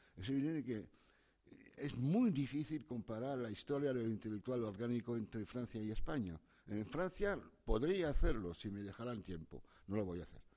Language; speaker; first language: Spanish; non-native, fluent; French